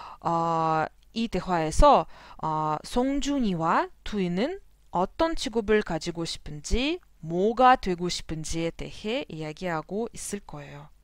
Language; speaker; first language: Korean; non-native, fluent; Russian